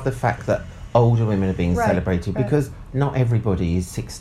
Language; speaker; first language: English; native; English